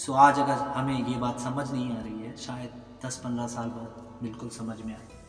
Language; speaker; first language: Hindi; non-native, local second language; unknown